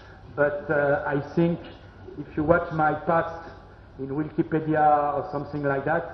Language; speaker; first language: English; non-native, learner; French